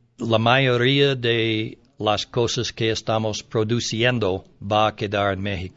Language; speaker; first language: Spanish; non-native, learner; English